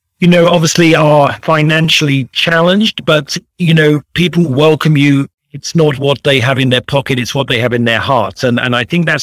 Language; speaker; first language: English; native; English